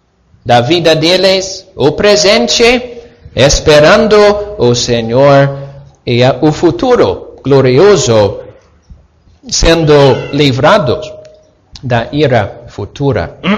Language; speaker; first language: Portuguese; non-native, fluent; English